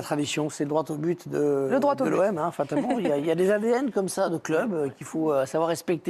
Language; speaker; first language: French; native; French